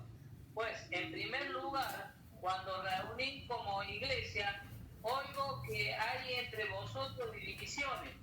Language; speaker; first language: Spanish; native; Spanish